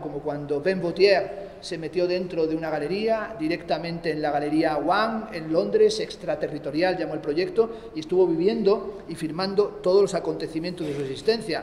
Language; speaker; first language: Spanish; native; Spanish